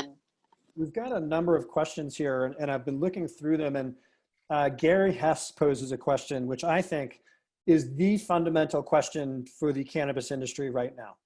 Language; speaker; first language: English; native; English